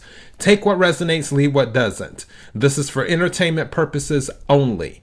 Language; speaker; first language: English; native; English